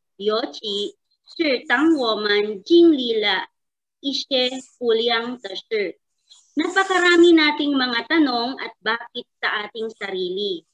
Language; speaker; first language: Filipino; native; Filipino